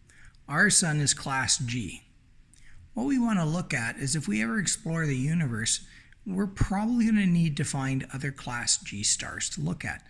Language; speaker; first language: English; native; English